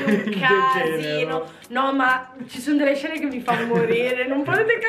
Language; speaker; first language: Italian; native; Italian